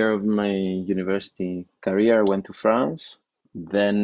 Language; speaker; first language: English; non-native, fluent; Italian